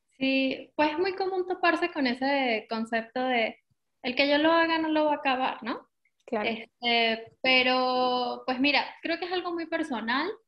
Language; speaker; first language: Spanish; native; Spanish